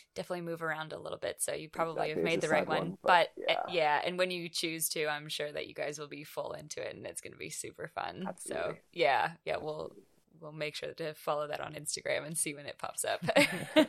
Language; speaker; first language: English; native; English